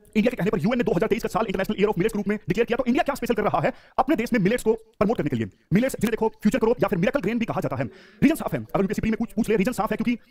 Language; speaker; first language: Hindi; native; Hindi